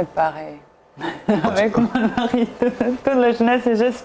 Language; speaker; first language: French; non-native, learner; Serbian